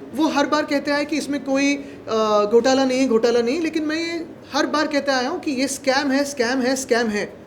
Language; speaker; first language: Hindi; non-native, local second language; Marathi